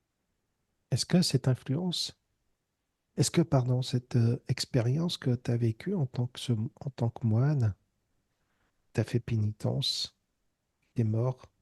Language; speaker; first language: French; native; French